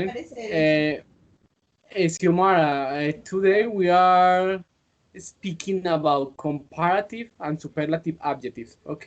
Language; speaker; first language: English; non-native, fluent; Spanish